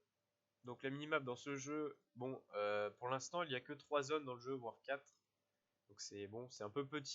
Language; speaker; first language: French; native; French